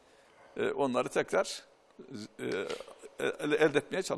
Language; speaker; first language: Turkish; native; Turkish